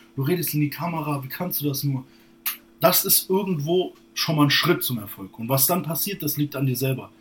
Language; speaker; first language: German; native; German